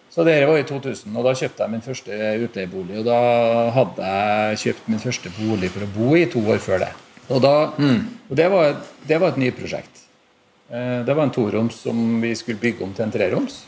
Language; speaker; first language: Norwegian; native; Norwegian